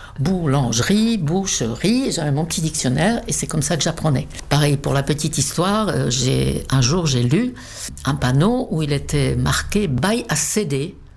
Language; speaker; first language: French; non-native, fluent; Czech